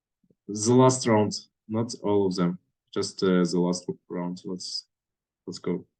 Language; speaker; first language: English; non-native, fluent; Russian